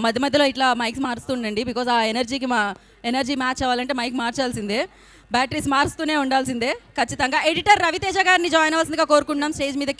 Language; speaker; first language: Telugu; native; Telugu